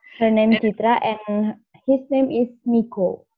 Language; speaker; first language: English; non-native, learner; Indonesian